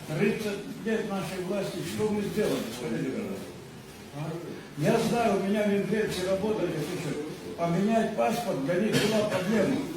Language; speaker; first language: Russian; non-native, local second language; Abkhazian